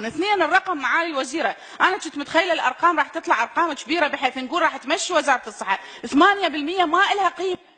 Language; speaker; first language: Arabic; native; Arabic